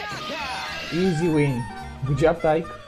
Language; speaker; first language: English; non-native, learner; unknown